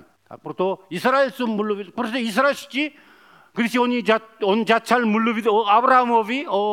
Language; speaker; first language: Czech; non-native, learner; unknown